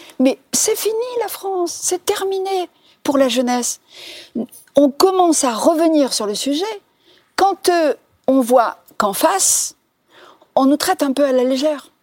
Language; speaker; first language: French; non-native, local second language; Arabic